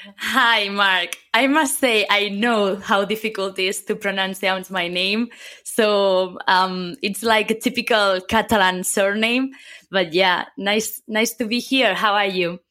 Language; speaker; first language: English; non-native, fluent; Catalan